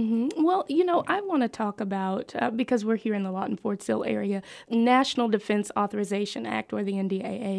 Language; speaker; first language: English; native; English